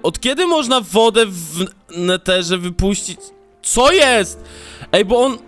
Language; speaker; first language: Polish; native; Polish